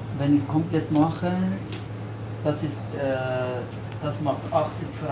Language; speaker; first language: German; non-native, learner; Turkish